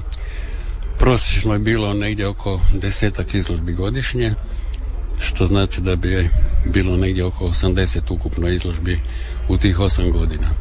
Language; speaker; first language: Serbian; native; Serbian